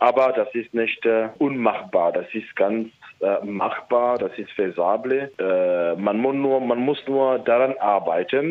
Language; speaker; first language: German; non-native, fluent; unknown